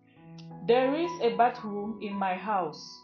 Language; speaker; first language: English; non-native, fluent; French